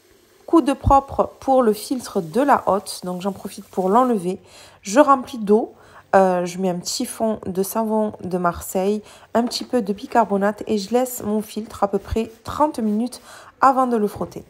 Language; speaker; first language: French; native; French